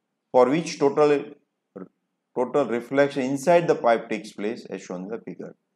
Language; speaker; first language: English; non-native, local second language; Gujarati